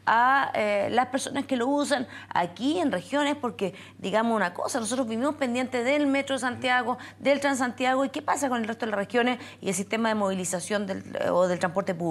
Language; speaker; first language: Spanish; native; Spanish